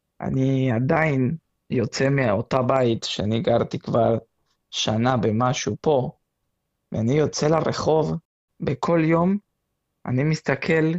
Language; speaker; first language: Hebrew; non-native, fluent; Spanish